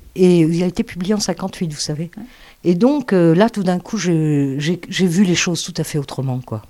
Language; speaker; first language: French; early bilingual, other home language; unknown